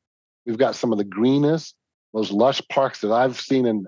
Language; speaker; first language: English; native; English